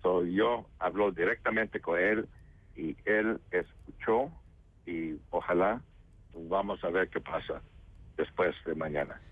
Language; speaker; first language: Spanish; early bilingual, heritage; Spanish